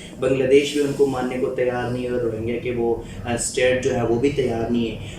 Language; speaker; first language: Urdu; non-native, local second language; Pashto